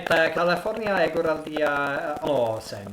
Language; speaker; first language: Basque; non-native, learner; English